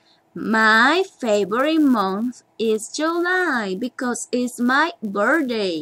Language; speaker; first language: English; non-native, learner; Spanish